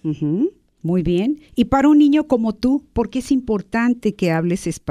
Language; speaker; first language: Spanish; native; Spanish